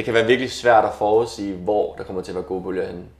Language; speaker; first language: Danish; native; Danish